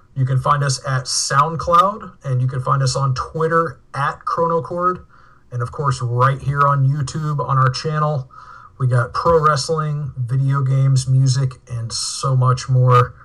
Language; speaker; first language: English; native; English